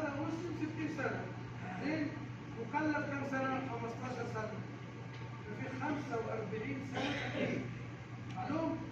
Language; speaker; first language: Arabic; non-native, learner; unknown